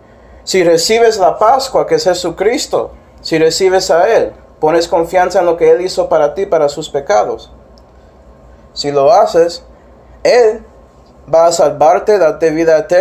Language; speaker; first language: Spanish; non-native, fluent; English